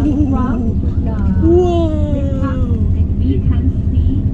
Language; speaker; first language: English; non-native, learner; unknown